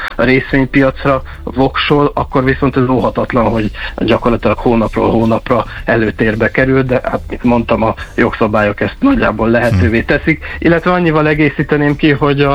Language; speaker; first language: Hungarian; native; Hungarian